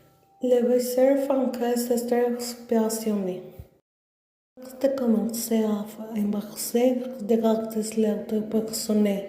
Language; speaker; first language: French; non-native, learner; Spanish